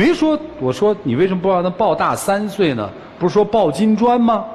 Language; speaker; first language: Chinese; native; Chinese